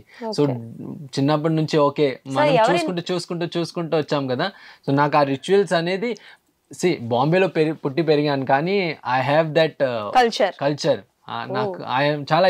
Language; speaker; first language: Telugu; early bilingual, heritage; Telugu